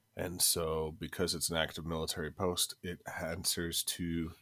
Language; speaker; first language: English; native; English